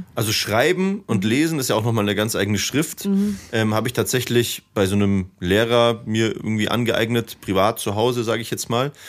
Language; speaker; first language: German; native; German